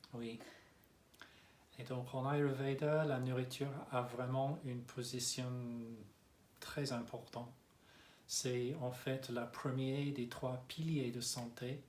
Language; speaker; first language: French; non-native, fluent; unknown